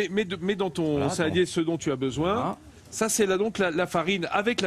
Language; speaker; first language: French; native; French